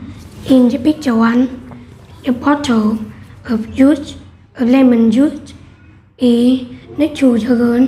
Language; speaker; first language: English; non-native, learner; Vietnamese